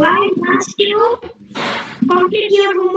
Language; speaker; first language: English; non-native, learner; Bangla